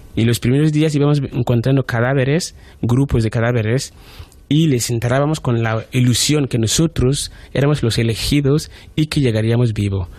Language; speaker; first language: Spanish; non-native, fluent; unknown